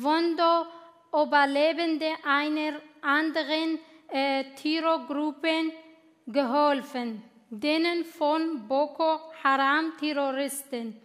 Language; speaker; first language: German; non-native, fluent; Kurdish